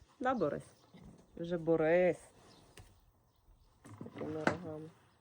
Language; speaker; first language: Ukrainian; native; Ukrainian